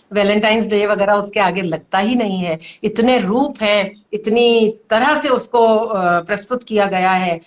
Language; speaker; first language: Hindi; native; Hindi